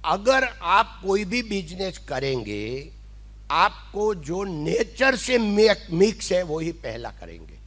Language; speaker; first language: Hindi; non-native, local second language; Gujarati